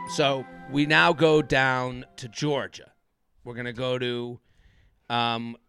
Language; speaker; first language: English; native; English